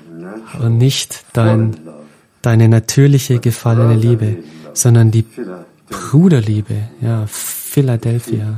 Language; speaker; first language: German; non-native, fluent; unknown